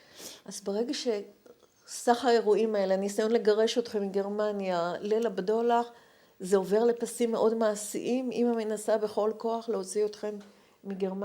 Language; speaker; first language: Hebrew; native; Hebrew